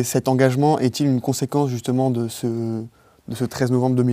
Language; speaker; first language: French; native; French